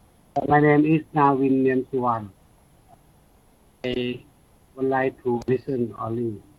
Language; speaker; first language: English; non-native, learner; Thai